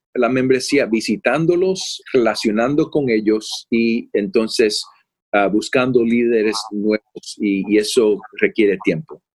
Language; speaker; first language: Spanish; early bilingual, heritage; Spanish